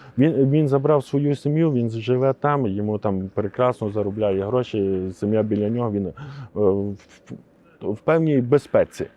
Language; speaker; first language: Ukrainian; native; Ukrainian